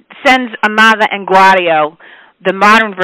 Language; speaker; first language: English; native; English